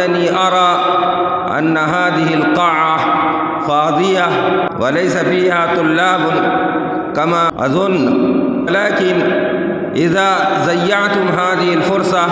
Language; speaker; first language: Arabic; non-native, fluent; Urdu